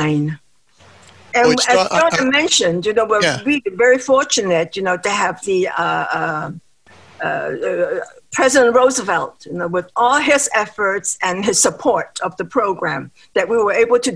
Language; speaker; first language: English; non-native, local second language; Cantonese